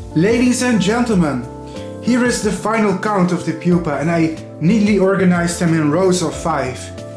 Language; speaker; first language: English; non-native, fluent; Dutch